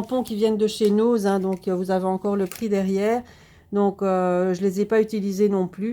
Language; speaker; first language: French; native; French